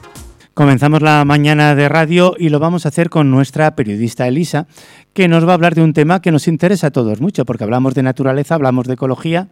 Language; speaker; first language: Spanish; native; Spanish